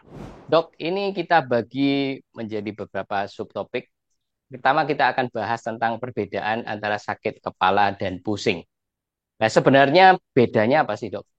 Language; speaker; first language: Indonesian; native; Indonesian